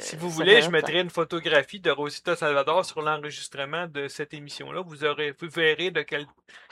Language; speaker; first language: French; native; French